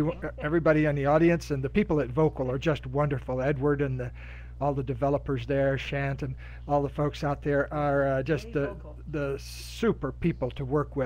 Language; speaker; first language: English; native; English